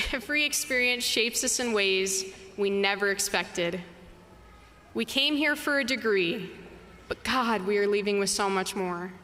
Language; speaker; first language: English; native; English